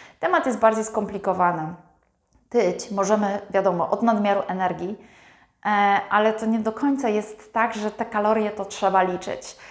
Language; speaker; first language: Polish; native; Polish